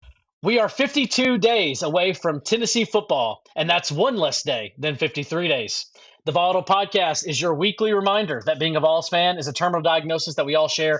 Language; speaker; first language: English; native; English